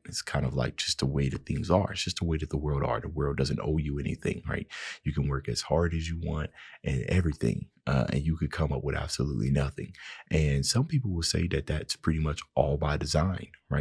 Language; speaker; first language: English; native; English